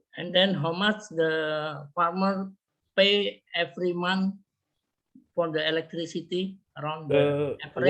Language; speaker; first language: English; non-native, learner; Indonesian